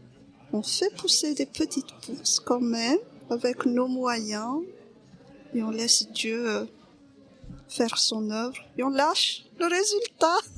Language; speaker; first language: French; non-native, local second language; Malagasy